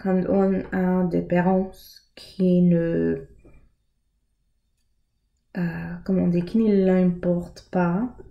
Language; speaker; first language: French; non-native, learner; English